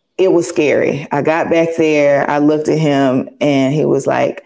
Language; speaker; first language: English; native; English